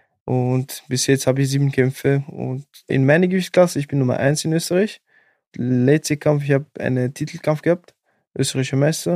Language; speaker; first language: German; non-native, fluent; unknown